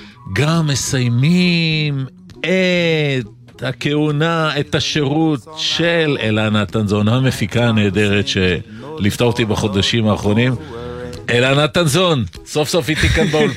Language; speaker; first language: Hebrew; native; Hebrew